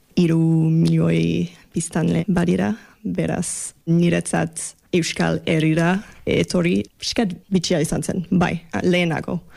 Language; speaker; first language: Basque; non-native, learner; English